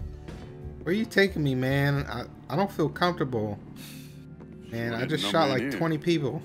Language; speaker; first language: English; native; English